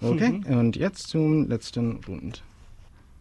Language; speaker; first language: German; non-native, learner; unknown